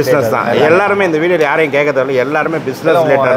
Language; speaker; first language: Tamil; native; Tamil